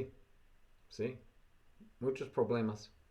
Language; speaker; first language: Spanish; non-native, learner; English